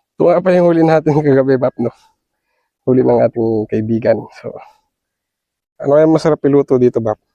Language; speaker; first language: Filipino; native; Filipino